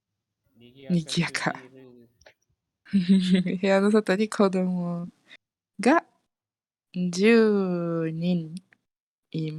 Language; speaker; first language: Japanese; non-native, fluent; Malay